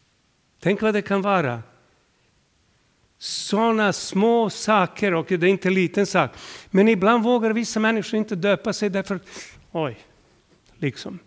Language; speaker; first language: Swedish; non-native, fluent; Serbian